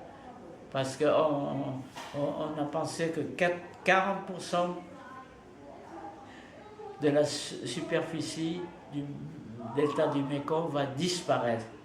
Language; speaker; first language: French; non-native, fluent; Vietnamese